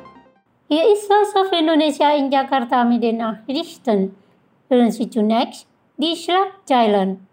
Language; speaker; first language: German; non-native, fluent; Indonesian